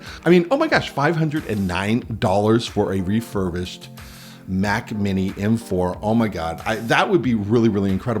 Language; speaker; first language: English; native; English